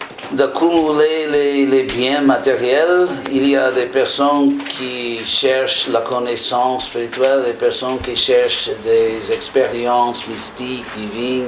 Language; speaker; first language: French; non-native, fluent; English